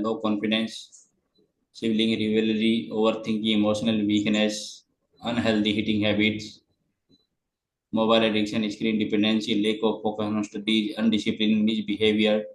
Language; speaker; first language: Hindi; native; Hindi